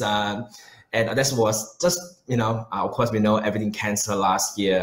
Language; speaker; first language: English; non-native, local second language; Chinese